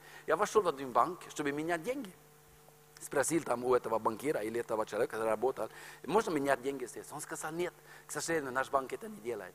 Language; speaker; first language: Russian; non-native, fluent; Norwegian